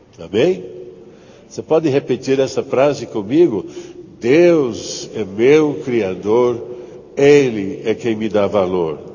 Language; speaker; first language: Portuguese; non-native, fluent; English